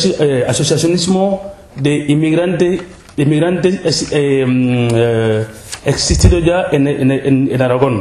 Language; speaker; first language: Spanish; non-native, local second language; Wolof